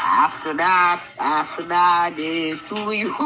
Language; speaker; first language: English; non-native, learner; Spanish